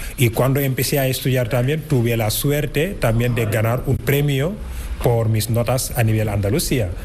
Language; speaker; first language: Spanish; non-native, fluent; Wolof